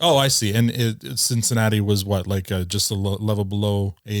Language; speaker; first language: English; native; English